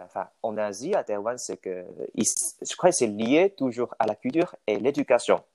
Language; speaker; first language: French; non-native, fluent; Chinese